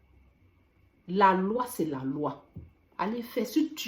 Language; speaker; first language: French; native; French